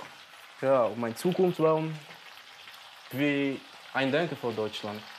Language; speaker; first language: German; non-native, learner; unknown